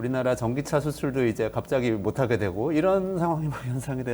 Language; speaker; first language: Korean; native; Korean